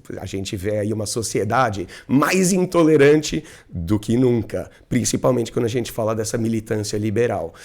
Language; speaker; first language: Portuguese; non-native, fluent; English